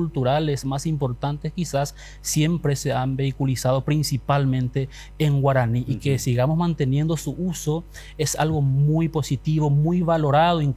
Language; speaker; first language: Spanish; non-native, local second language; Guarani